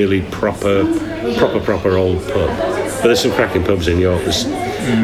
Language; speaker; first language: English; native; English